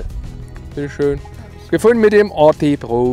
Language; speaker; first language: German; native; German